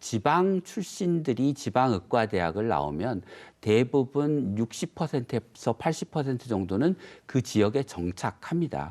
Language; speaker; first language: Korean; native; Korean